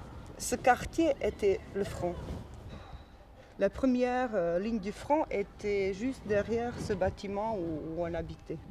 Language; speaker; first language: French; non-native, fluent; Bosnian